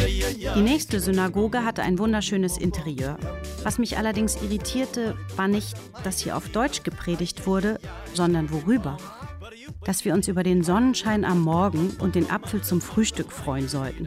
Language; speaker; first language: German; early bilingual, other home language; Polish